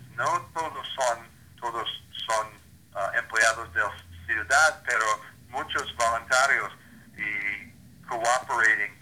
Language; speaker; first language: Spanish; non-native, learner; English